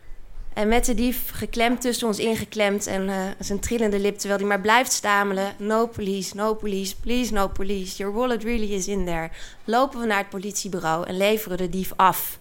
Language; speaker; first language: Dutch; native; Dutch